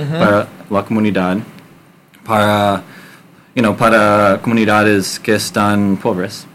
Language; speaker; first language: Spanish; non-native, learner; English